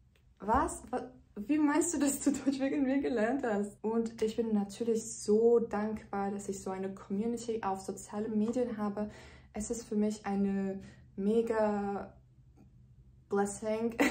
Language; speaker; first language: German; non-native, fluent; Turkish